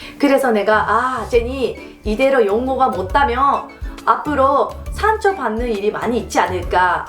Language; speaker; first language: Korean; non-native, fluent; Japanese